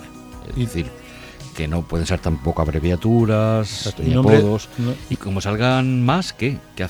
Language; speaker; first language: Spanish; native; Spanish